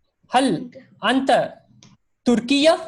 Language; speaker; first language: Arabic; non-native, fluent; Hindi